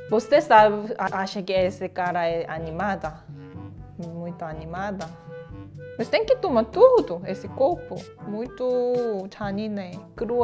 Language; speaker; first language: Portuguese; non-native, learner; Korean